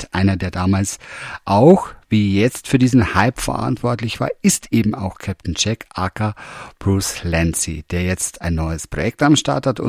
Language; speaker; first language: German; native; German